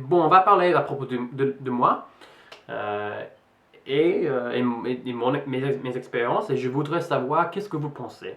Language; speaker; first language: French; non-native, fluent; English